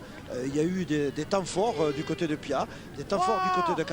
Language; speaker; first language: French; native; French